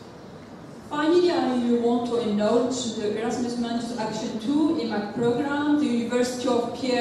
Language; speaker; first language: English; non-native, local second language; Arabic